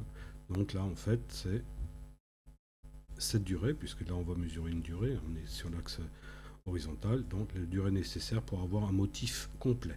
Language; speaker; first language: French; native; French